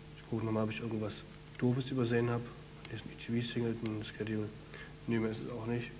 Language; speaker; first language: German; native; German